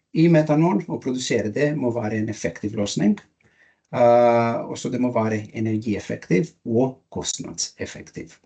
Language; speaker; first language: Norwegian; non-native, learner; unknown